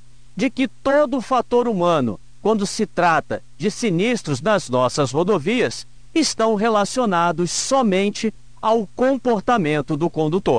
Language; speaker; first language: Portuguese; native; Portuguese